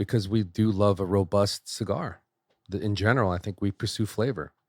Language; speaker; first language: English; native; English